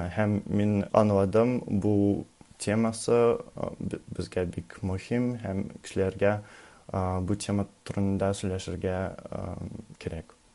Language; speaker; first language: Tatar; non-native, learner; Russian